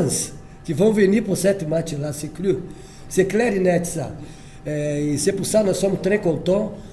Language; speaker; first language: French; non-native, fluent; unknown